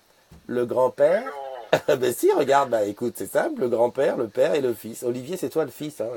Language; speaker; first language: French; native; French